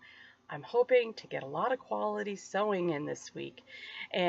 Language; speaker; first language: English; native; English